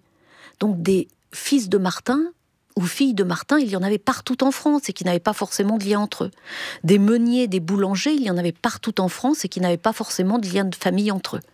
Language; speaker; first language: French; native; French